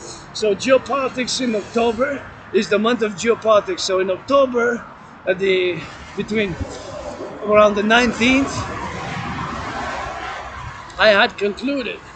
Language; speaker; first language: English; non-native, local second language; French